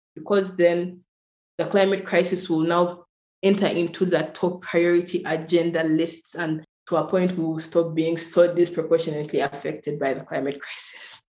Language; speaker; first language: English; non-native, local second language; Ganda